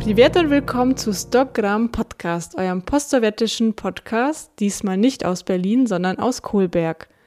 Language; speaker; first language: German; early bilingual, other home language; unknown